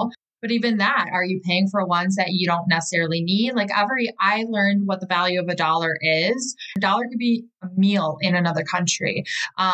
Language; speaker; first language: English; native; English